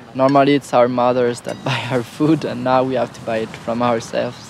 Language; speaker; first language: English; non-native, fluent; French